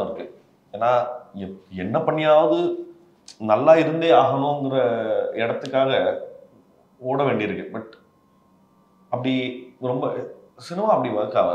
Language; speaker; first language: Tamil; native; Tamil